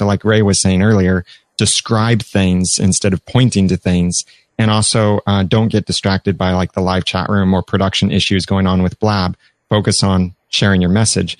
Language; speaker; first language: English; native; English